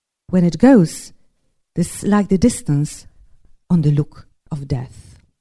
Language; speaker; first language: English; non-native, fluent; Polish